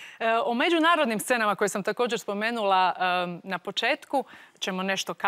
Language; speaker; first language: Croatian; native; Croatian